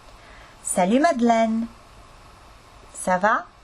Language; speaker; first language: French; non-native, fluent; Estonian